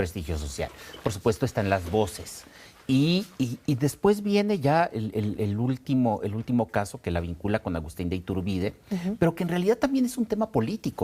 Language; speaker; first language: Spanish; native; Spanish